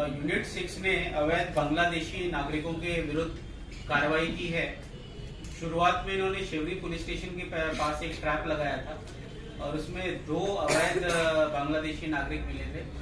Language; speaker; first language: Hindi; native; Hindi